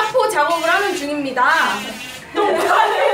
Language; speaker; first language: Korean; native; Korean